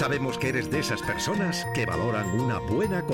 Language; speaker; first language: Spanish; native; Spanish